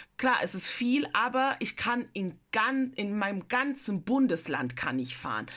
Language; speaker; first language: German; early bilingual, other home language; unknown